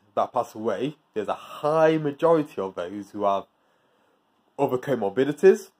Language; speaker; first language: English; native; English